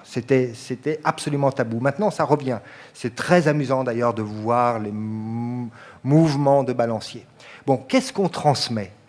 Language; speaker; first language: French; native; French